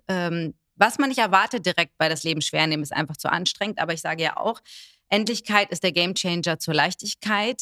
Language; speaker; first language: German; native; German